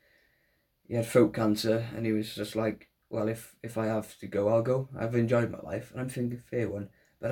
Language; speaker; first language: English; native; English